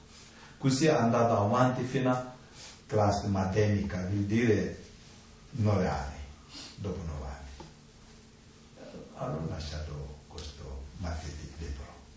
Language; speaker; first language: Italian; non-native, learner; Tibetan